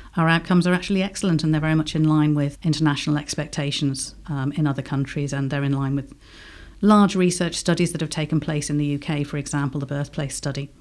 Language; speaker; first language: English; native; English